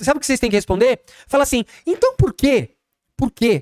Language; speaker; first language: Portuguese; native; Portuguese